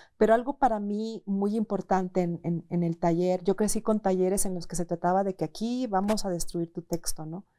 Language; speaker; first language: Spanish; native; Spanish